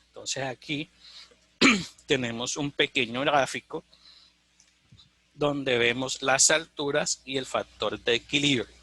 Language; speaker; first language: Spanish; native; Spanish